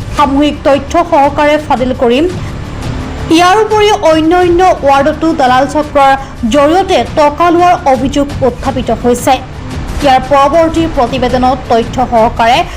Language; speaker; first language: Assamese; native; Assamese